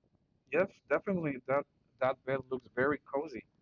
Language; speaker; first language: English; non-native, fluent; Spanish